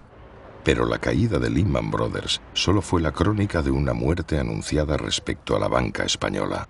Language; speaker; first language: Spanish; native; Spanish